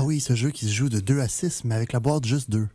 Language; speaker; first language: French; native; French